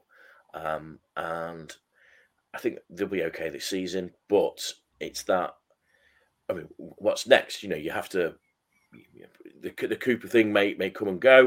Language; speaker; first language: English; native; English